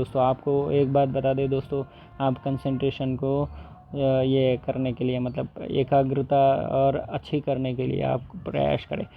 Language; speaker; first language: Hindi; non-native, local second language; Bangla